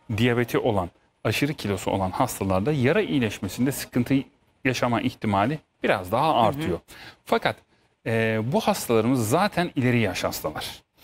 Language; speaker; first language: Turkish; native; Turkish